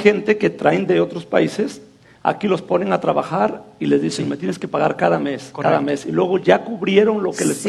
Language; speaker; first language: Spanish; native; Spanish